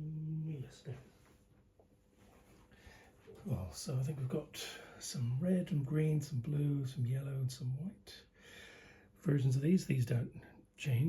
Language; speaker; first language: English; native; English